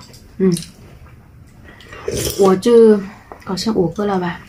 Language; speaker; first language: Chinese; non-native, learner; Vietnamese